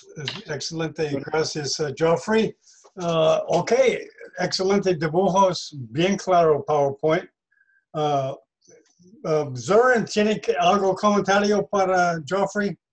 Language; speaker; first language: Spanish; non-native, learner; English